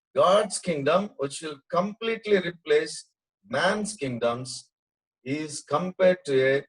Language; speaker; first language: English; non-native, local second language; Telugu